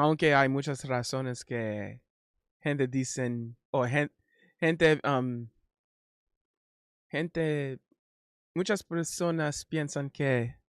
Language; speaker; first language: Spanish; non-native, learner; English